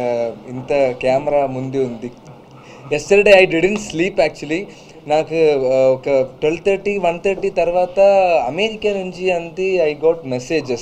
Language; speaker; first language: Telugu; non-native, learner; Malayalam